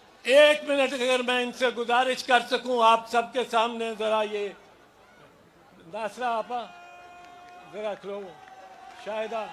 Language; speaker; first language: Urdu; non-native, local second language; Punjabi